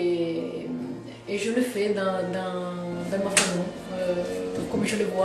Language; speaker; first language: French; non-native, fluent; Italian